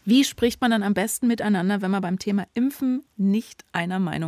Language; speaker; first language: German; native; German